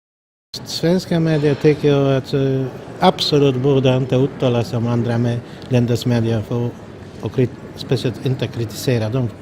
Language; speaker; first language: Swedish; non-native, fluent; Polish